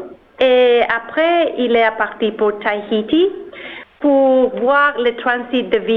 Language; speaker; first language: French; non-native, learner; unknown